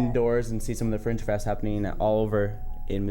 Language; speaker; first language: English; native; English